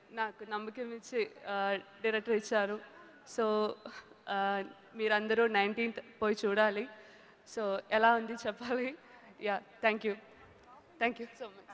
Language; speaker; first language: Telugu; non-native, learner; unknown